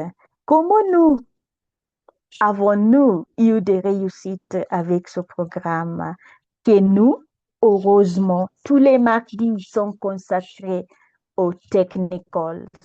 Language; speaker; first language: French; non-native, fluent; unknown